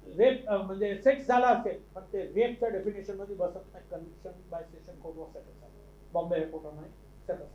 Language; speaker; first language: Marathi; non-native, local second language; Urdu